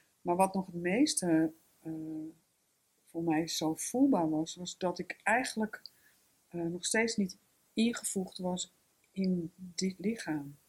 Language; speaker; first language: Dutch; native; Dutch